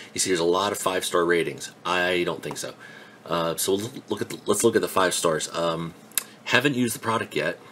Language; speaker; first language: English; native; English